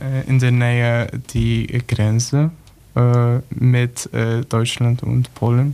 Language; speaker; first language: German; non-native, learner; Polish